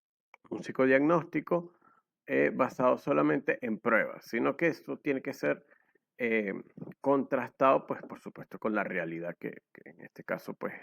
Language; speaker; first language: Spanish; native; Spanish